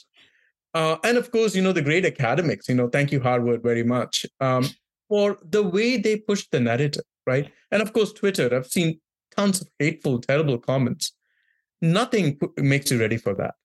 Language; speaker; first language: English; non-native, local second language; Tamil